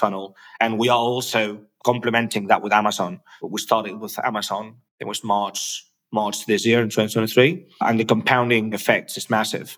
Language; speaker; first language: English; non-native, fluent; Spanish